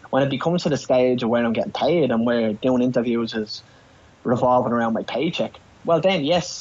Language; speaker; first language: English; native; English